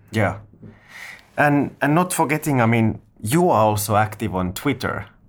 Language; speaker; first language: English; non-native, fluent; Finnish